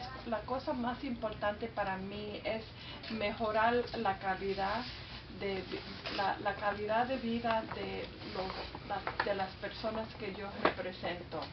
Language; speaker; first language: Spanish; early bilingual, heritage; Spanish